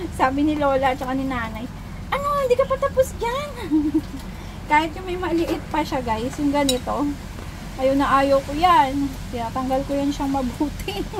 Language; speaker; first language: Filipino; non-native, local second language; Hiligaynon